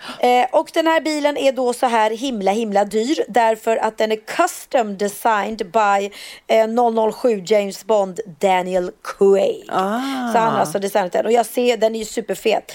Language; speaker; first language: Swedish; native; Swedish